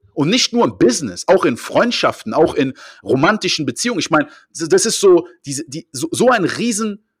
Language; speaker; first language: German; early bilingual, heritage; French